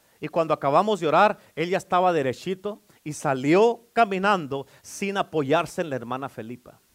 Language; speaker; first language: Spanish; native; Spanish